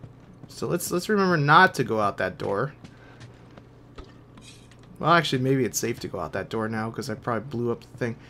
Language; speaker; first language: English; native; English